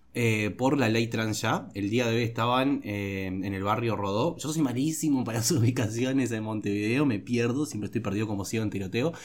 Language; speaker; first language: Spanish; native; Spanish